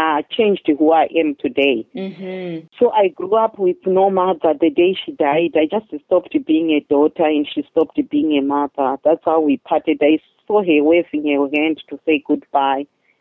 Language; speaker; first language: English; non-native, local second language; Shona